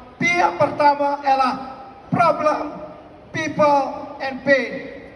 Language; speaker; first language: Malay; native; Malay